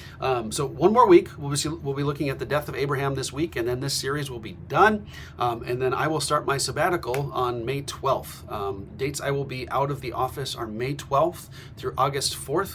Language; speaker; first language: English; native; English